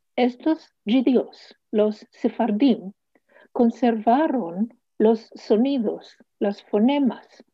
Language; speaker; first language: Spanish; early bilingual, heritage; Hebrew